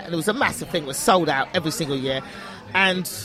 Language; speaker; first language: English; native; English